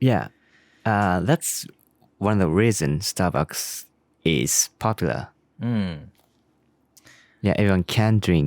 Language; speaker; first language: English; non-native, learner; Japanese